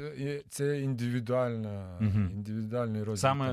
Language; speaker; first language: Ukrainian; non-native, local second language; Russian